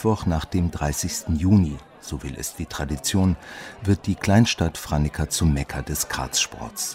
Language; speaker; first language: German; native; German